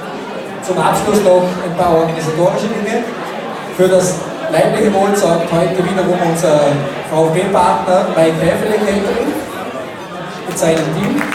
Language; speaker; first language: German; native; German